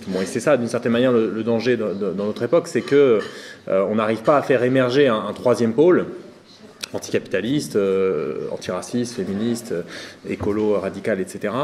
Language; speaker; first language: French; native; French